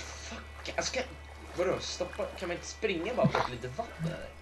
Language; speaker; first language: Swedish; native; Swedish